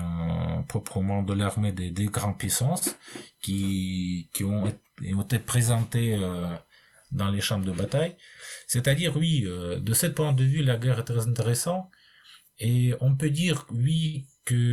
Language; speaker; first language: French; non-native, fluent; Russian